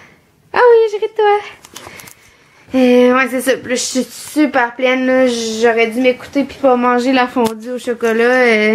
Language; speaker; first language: French; native; French